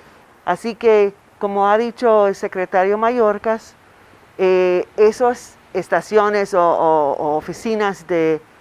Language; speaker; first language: Spanish; non-native, fluent; English